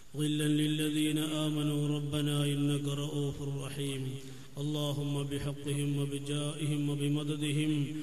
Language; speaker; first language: Arabic; non-native, fluent; Malayalam